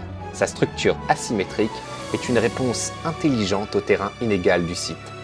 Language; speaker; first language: French; native; French